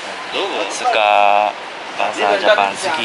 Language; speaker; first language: Indonesian; non-native, learner; Japanese